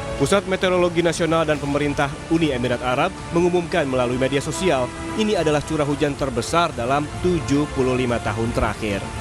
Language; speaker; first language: Indonesian; native; Indonesian